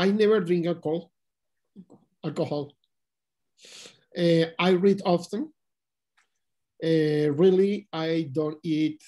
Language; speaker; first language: English; non-native, learner; Spanish